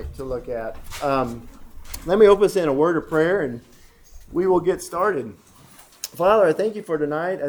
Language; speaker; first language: English; native; English